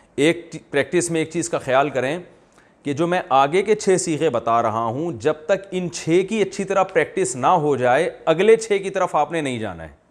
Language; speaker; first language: Urdu; native; Urdu